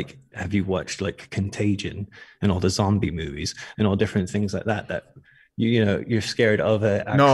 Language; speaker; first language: English; native; English